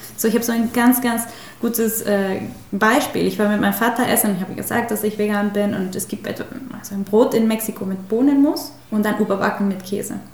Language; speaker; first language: German; non-native, fluent; Spanish